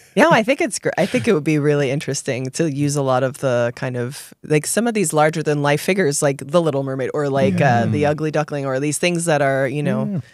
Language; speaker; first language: English; native; English